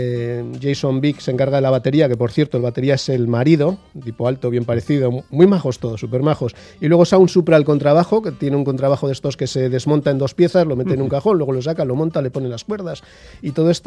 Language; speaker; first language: Spanish; native; Spanish